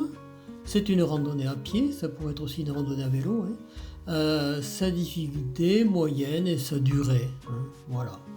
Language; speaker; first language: French; native; French